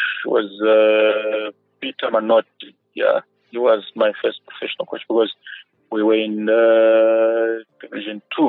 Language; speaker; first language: English; non-native, local second language; Shona